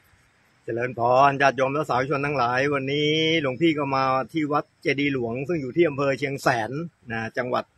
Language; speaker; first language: Thai; native; Thai